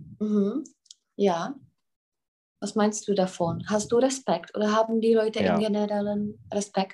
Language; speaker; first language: German; non-native, fluent; Czech